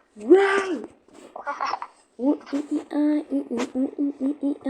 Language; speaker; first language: French; native; French